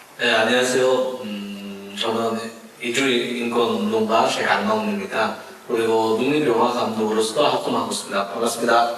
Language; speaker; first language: Korean; non-native, fluent; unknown